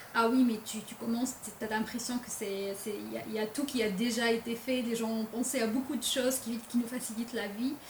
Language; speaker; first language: French; non-native, local second language; Arabic